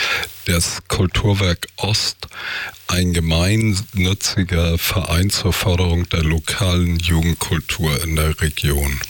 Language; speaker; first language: German; native; German